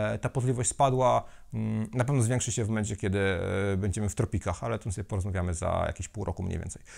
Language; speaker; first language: Polish; native; Polish